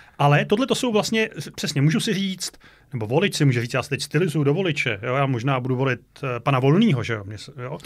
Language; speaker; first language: Czech; native; Czech